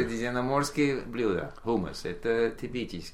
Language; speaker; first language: Russian; non-native, learner; English